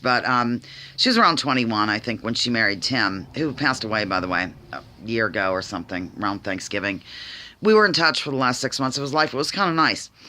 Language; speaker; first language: English; native; English